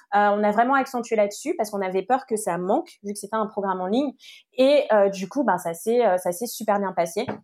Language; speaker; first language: French; native; French